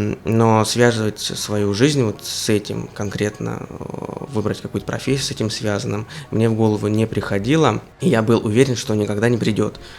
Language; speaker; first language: Russian; native; Russian